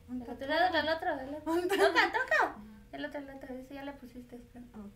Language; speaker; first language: Spanish; native; Spanish